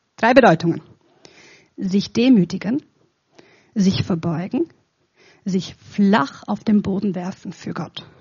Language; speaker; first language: German; non-native, fluent; Romanian